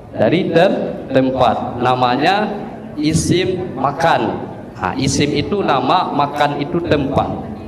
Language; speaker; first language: Malay; non-native, local second language; Minangkabau